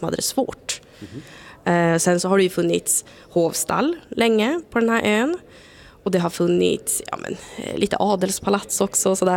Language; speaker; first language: Swedish; native; Swedish